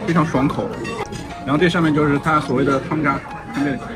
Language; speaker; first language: Chinese; native; Chinese